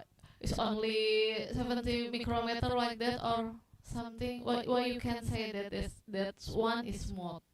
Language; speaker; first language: English; non-native, learner; Indonesian